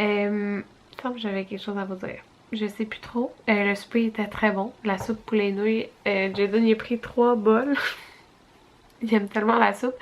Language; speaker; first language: French; native; French